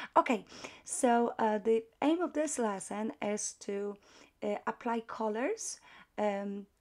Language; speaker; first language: English; non-native, fluent; Polish